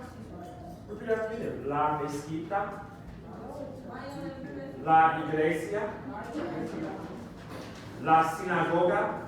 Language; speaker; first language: Spanish; non-native, fluent; English